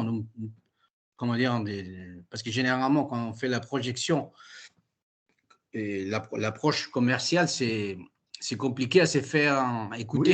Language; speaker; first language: French; non-native, fluent; Italian